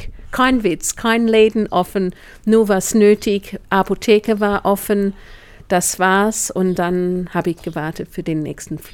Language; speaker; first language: German; non-native, fluent; English